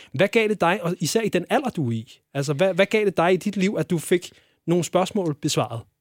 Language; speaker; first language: Danish; native; Danish